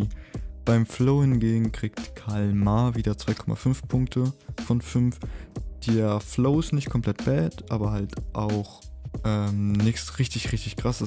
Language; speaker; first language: German; native; German